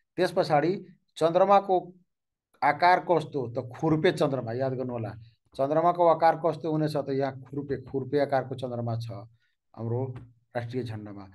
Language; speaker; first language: Nepali; non-native, local second language; Maithili